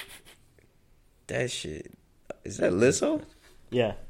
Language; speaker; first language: English; native; English